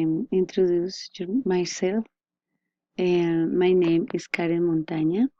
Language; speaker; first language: English; non-native, learner; Spanish